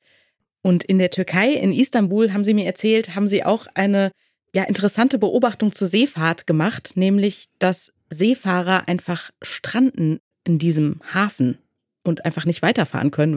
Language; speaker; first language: German; native; German